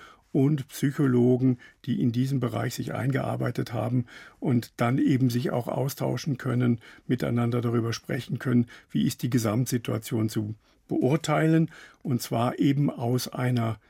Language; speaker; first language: German; native; German